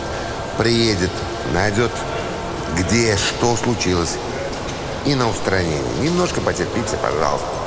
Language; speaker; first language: Russian; non-native, local second language; Uzbek